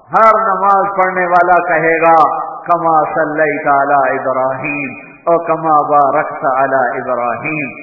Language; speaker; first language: Urdu; non-native, local second language; Punjabi